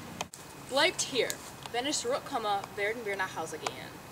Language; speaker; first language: German; non-native, learner; English